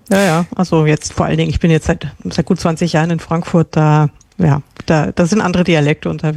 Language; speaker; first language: German; native; German